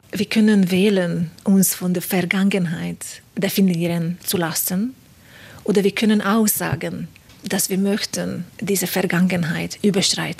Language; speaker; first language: German; non-native, fluent; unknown